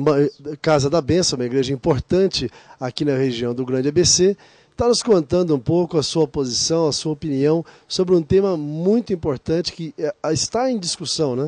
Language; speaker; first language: Portuguese; native; Portuguese